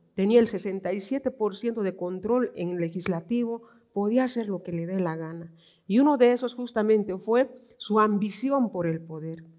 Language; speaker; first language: Spanish; native; Spanish